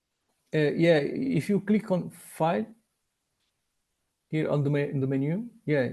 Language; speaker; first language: English; non-native, learner; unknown